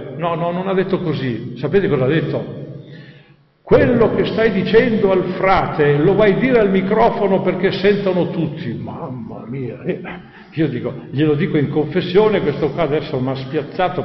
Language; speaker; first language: Italian; native; Italian